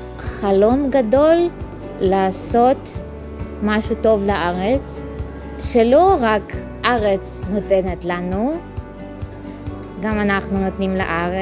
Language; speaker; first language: Hebrew; non-native, learner; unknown